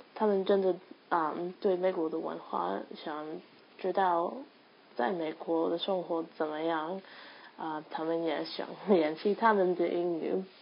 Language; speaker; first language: Chinese; non-native, learner; English